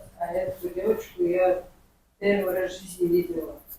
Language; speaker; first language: Russian; non-native, local second language; Kyrgyz